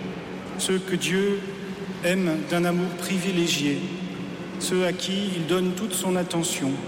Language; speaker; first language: French; native; French